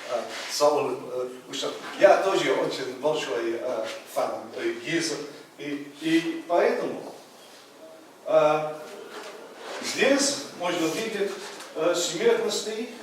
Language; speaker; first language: Russian; non-native, learner; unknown